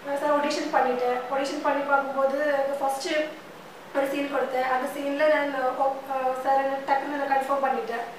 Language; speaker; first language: Tamil; non-native, learner; Malayalam